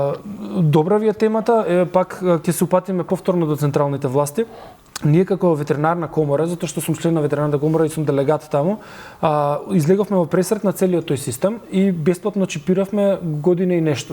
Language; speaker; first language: Macedonian; native; Macedonian